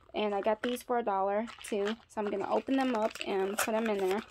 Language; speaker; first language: English; native; English